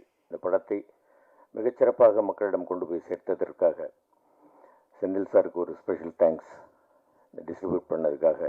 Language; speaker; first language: Tamil; native; Tamil